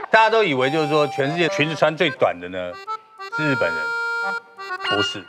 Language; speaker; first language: Chinese; native; Chinese